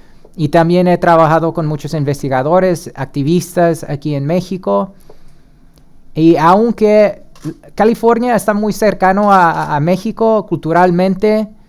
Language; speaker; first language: Spanish; early bilingual, heritage; Spanish